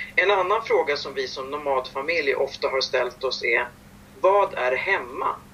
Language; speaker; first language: Swedish; native; Swedish